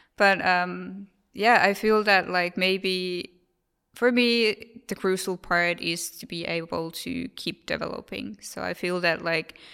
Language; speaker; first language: English; non-native, fluent; Finnish